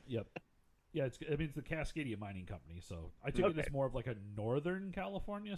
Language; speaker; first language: English; native; English